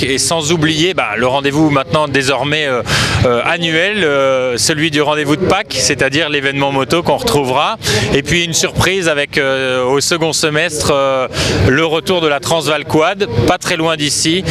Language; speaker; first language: French; native; French